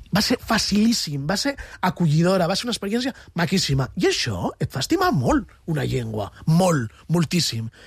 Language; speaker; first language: Catalan; non-native, fluent; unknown